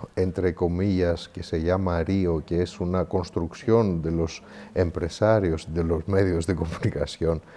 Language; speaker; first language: Spanish; non-native, fluent; Greek